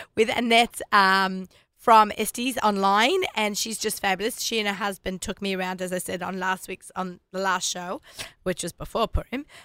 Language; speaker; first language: English; native; English